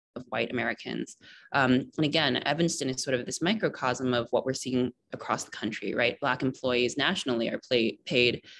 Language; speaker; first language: English; native; English